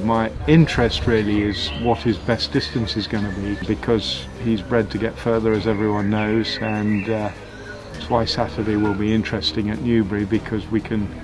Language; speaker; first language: English; native; English